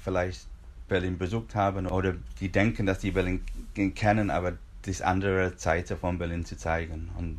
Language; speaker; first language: German; non-native, fluent; English